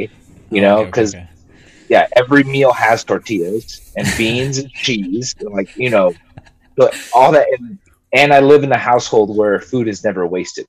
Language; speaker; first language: English; early bilingual, other home language; Spanish